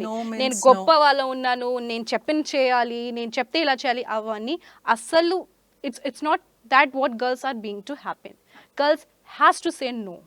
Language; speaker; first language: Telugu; non-native, learner; Hindi